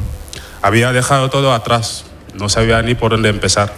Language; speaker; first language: Spanish; non-native, fluent; Wolof